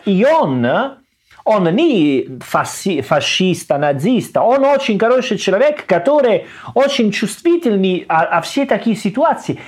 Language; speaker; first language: Russian; non-native, learner; Italian